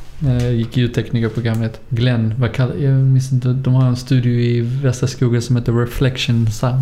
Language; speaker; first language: Swedish; native; Swedish